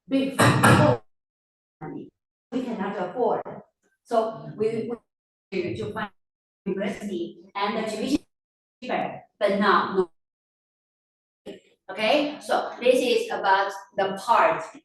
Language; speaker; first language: English; non-native, fluent; Chinese